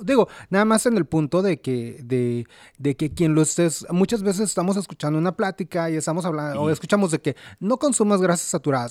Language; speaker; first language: Spanish; native; Spanish